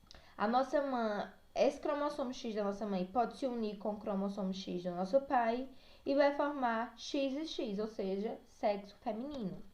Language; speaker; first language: Portuguese; native; Portuguese